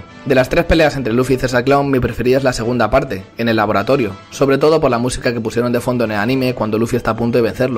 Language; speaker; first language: Spanish; native; Spanish